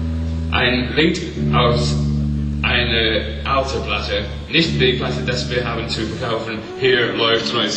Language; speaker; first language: German; non-native, learner; English